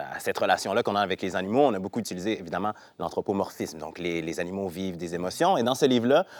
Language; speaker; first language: French; native; French